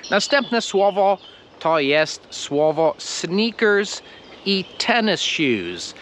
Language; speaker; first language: Polish; non-native, fluent; English